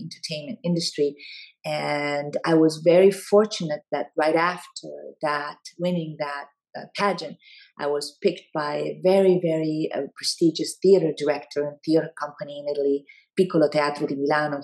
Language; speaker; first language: English; non-native, fluent; Italian